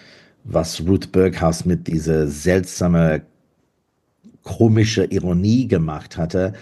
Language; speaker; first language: German; non-native, fluent; English